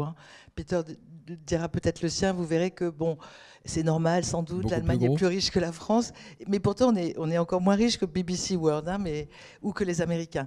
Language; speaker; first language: French; native; French